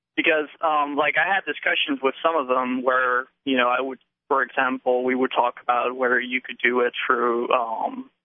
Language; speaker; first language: English; non-native, fluent; Dutch